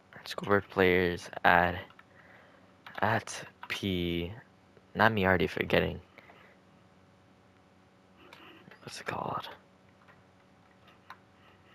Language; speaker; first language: English; native; English